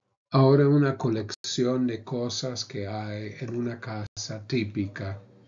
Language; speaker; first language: Spanish; non-native, fluent; English